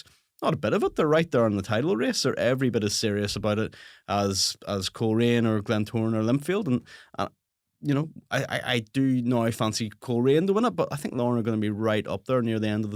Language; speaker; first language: English; native; English